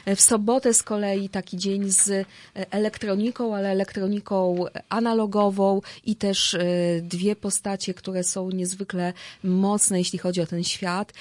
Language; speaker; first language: Polish; native; Polish